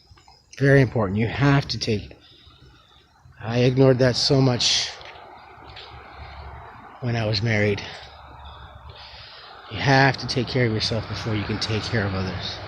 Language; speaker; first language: English; native; English